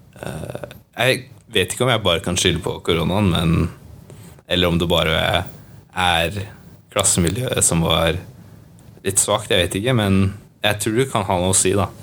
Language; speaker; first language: Norwegian; native; Norwegian